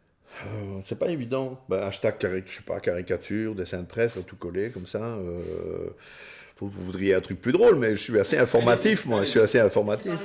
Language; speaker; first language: French; native; French